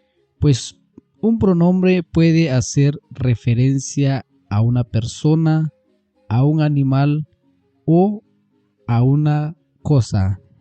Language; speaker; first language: Spanish; non-native, local second language; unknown